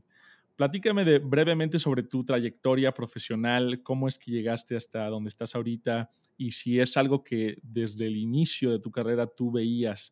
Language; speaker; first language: Spanish; native; Spanish